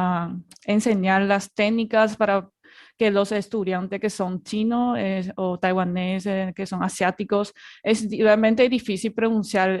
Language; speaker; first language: Spanish; non-native, fluent; Chinese